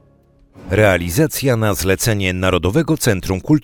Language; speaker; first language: Polish; native; Polish